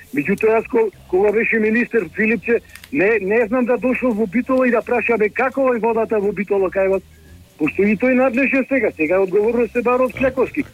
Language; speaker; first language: Macedonian; native; Macedonian